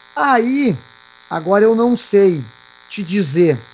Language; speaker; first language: Portuguese; native; Portuguese